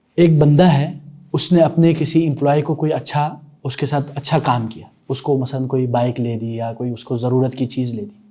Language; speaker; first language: Urdu; non-native, local second language; Punjabi